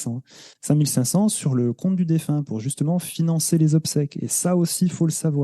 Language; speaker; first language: French; native; French